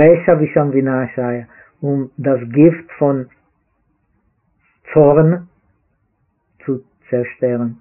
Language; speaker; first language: German; non-native, fluent; Czech